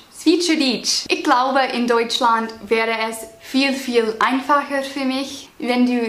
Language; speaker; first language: German; non-native, learner; English